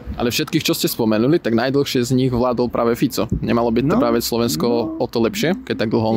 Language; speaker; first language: Slovak; native; Slovak